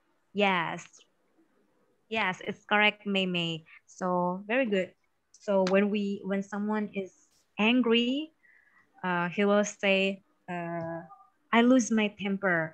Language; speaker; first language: English; non-native, fluent; Indonesian